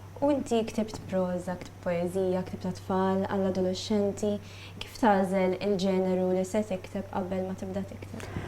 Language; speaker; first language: Maltese; native; Maltese